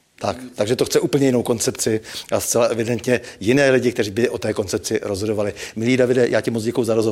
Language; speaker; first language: Czech; native; Czech